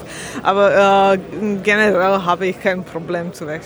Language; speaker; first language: German; non-native, learner; Slovak